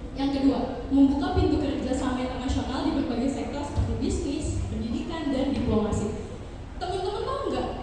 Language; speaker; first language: Indonesian; native; Indonesian